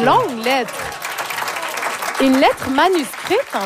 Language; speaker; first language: French; native; French